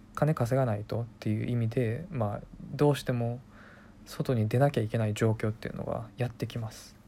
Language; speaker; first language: Japanese; non-native, fluent; Korean